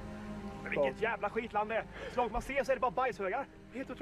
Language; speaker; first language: Swedish; native; Swedish